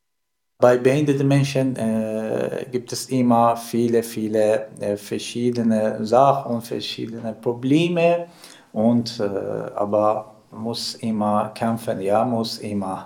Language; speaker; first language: German; non-native, learner; Persian